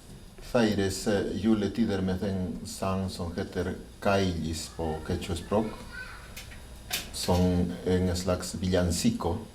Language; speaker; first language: Norwegian; non-native, learner; Spanish